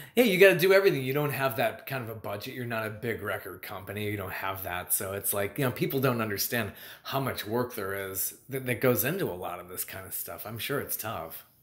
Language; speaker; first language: English; native; English